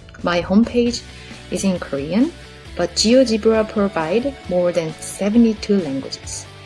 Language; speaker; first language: English; non-native, fluent; Korean